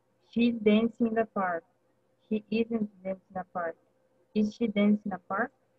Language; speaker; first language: English; non-native, learner; Portuguese